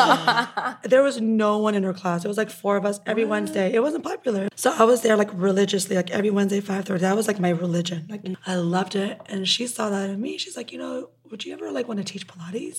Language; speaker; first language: English; native; English